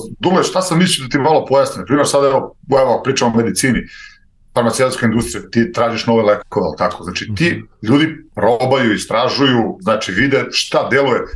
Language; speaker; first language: Serbian; native; Serbian